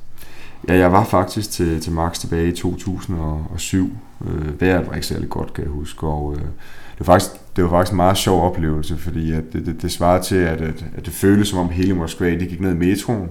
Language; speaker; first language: Danish; native; Danish